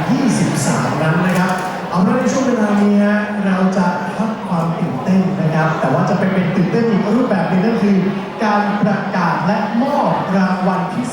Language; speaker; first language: Thai; native; Thai